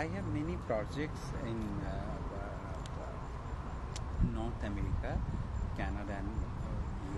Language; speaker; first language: English; non-native, learner; Bangla